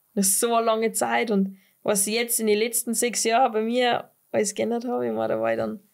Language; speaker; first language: German; native; German